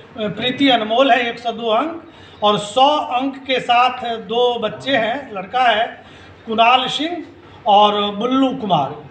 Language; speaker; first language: Hindi; native; Hindi